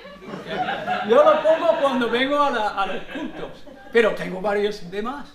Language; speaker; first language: Spanish; non-native, fluent; English